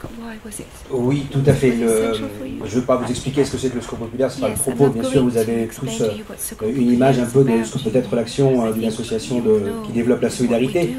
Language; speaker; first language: French; native; French